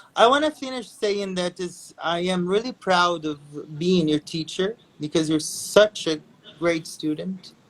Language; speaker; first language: English; non-native, fluent; Portuguese